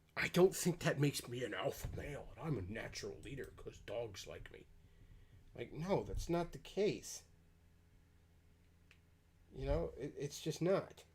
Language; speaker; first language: English; native; English